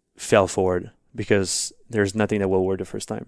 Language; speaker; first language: English; non-native, fluent; French